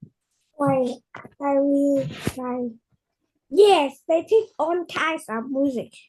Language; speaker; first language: English; non-native, learner; Vietnamese